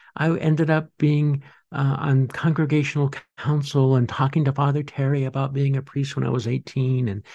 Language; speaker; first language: English; native; English